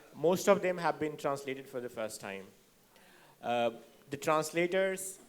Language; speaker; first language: English; non-native, local second language; Hindi